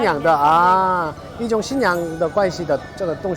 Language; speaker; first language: Chinese; non-native, learner; Korean